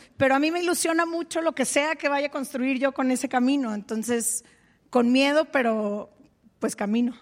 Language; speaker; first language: Spanish; native; Spanish